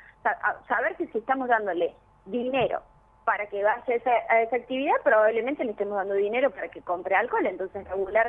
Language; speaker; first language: Spanish; native; Spanish